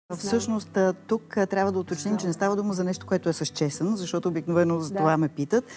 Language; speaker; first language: Bulgarian; native; Bulgarian